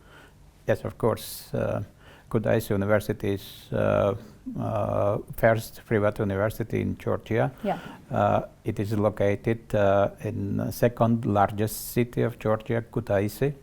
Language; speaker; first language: English; non-native, learner; Georgian